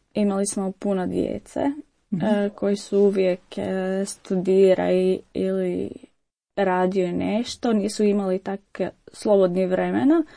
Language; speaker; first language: Croatian; non-native, learner; Arabic